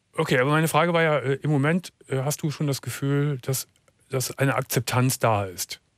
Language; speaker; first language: German; native; German